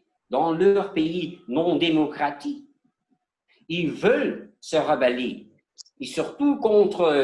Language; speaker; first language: French; non-native, learner; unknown